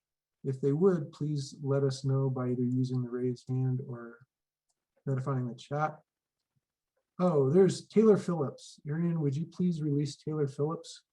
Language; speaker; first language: English; native; English